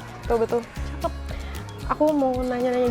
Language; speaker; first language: Indonesian; native; Indonesian